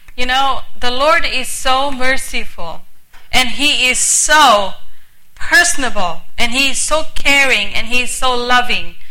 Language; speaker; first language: English; early bilingual, heritage; English